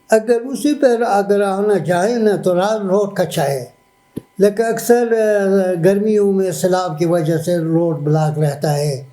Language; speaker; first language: Urdu; non-native, local second language; Persian